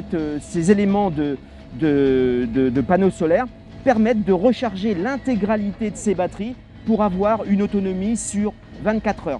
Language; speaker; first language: French; native; French